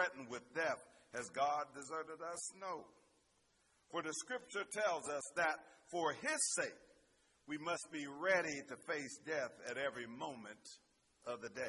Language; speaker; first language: English; native; English